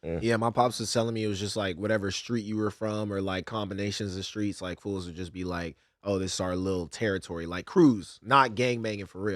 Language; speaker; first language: English; native; English